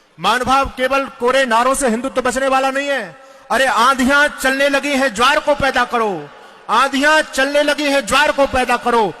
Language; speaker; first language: Hindi; non-native, local second language; Marathi